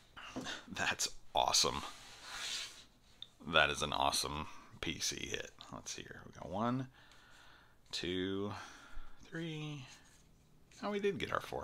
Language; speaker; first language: English; native; English